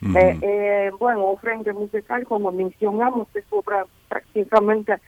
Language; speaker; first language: Spanish; non-native, fluent; Russian